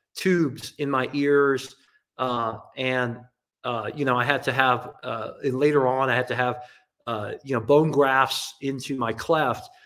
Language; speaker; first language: English; non-native, local second language; Cantonese